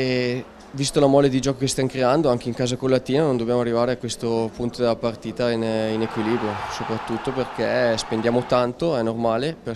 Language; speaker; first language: Italian; native; Italian